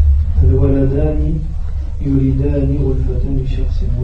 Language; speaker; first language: Arabic; non-native, learner; French